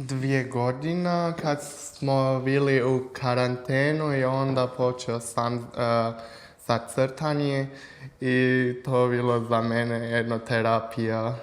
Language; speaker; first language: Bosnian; non-native, learner; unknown